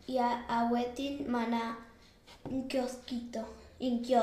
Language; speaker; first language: Welsh; non-native, learner; Spanish